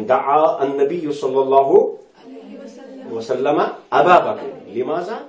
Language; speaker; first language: Arabic; non-native, fluent; Urdu